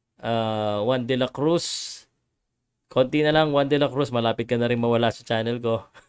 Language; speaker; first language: Filipino; native; Filipino